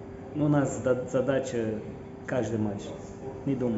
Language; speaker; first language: Russian; non-native, fluent; Portuguese